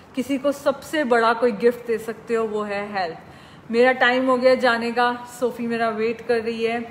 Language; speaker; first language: Hindi; native; Hindi